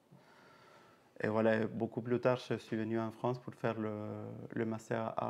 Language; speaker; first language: French; native; French